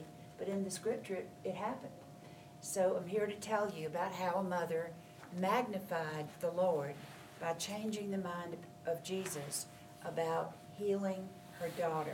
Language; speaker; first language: English; native; English